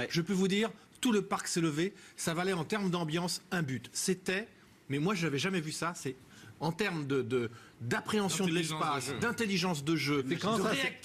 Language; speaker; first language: French; native; French